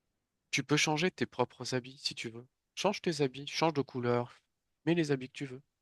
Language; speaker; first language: French; native; French